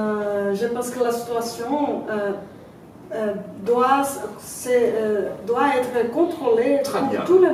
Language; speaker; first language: French; non-native, learner; Portuguese